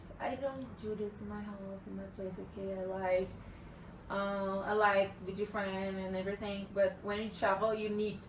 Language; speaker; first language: English; non-native, learner; Portuguese